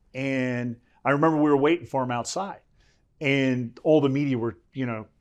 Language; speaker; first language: English; native; English